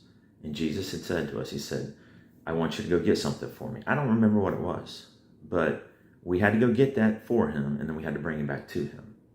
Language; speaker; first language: English; native; English